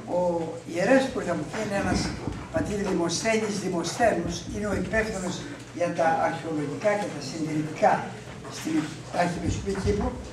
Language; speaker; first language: Greek; native; Greek